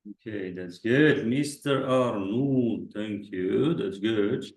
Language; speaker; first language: English; non-native, fluent; Kazakh